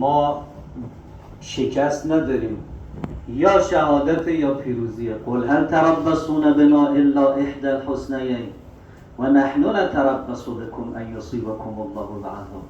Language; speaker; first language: Persian; native; Persian